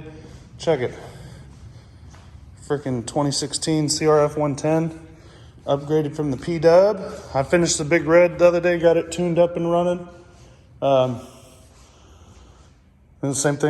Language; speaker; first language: English; native; English